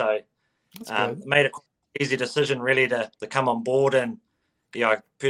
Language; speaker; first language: English; native; English